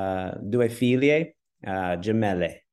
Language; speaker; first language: Italian; non-native, learner; English